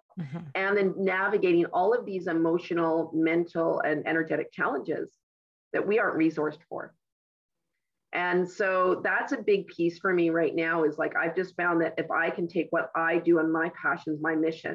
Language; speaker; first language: English; native; English